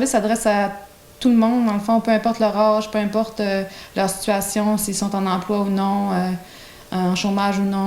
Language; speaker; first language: French; native; French